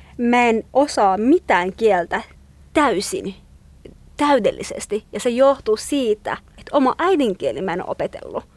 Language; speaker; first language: Finnish; non-native, fluent; Kurdish